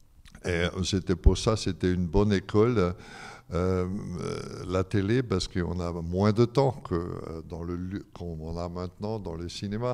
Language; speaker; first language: French; non-native, fluent; German